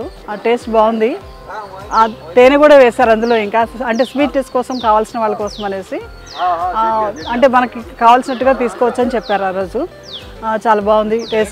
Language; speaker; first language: Telugu; native; Telugu